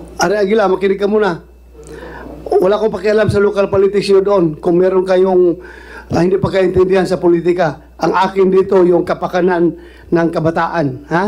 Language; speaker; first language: Filipino; non-native, local second language; Cebuano